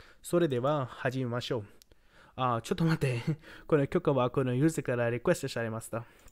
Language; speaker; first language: Japanese; non-native, learner; Hindi